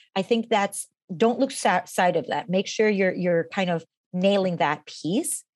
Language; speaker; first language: English; non-native, fluent; Spanish